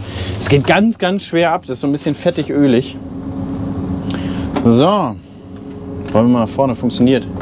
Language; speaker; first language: German; native; German